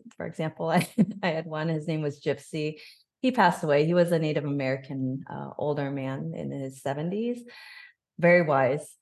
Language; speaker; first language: English; native; English